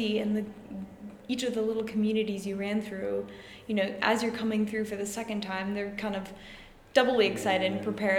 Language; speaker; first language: English; native; English